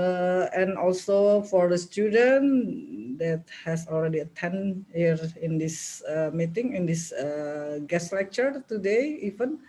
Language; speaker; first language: English; non-native, local second language; Indonesian